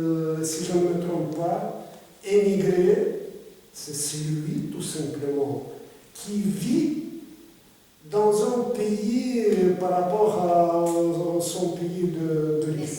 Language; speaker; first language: French; non-native, fluent; Russian